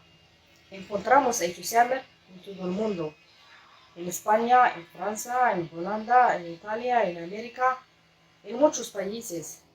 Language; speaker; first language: Spanish; non-native, learner; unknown